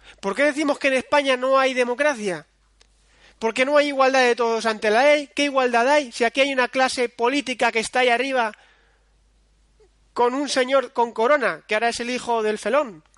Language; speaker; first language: Spanish; native; Spanish